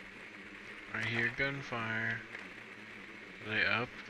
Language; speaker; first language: English; native; English